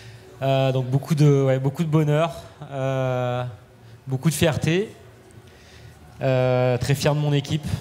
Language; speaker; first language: French; native; French